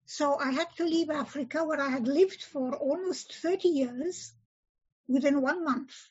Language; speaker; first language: English; early bilingual, other home language; Polish